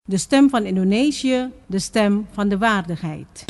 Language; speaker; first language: Dutch; non-native, fluent; Indonesian